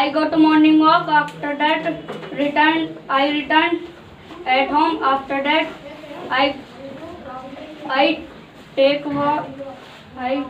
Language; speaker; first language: English; non-native, learner; Hindi